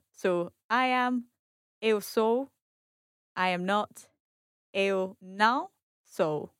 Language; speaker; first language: Portuguese; non-native, learner; English